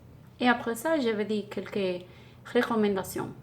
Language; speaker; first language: French; non-native, learner; Spanish